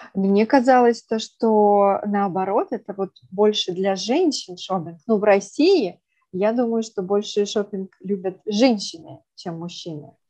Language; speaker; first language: Russian; native; Russian